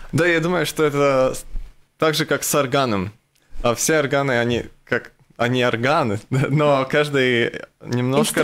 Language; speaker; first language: Russian; non-native, local second language; Latvian